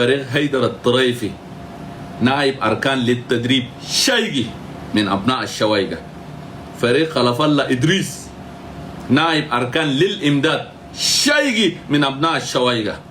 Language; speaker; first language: Arabic; native; Arabic